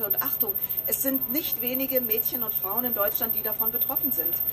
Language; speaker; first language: German; native; German